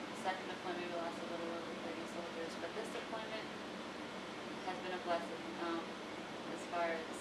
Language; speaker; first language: English; native; English